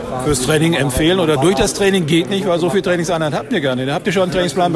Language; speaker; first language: German; native; German